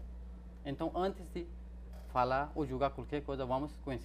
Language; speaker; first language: Portuguese; non-native, fluent; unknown